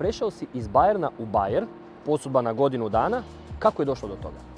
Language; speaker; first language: Croatian; native; Croatian